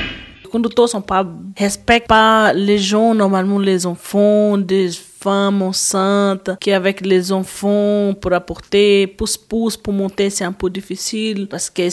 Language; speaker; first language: French; non-native, learner; Portuguese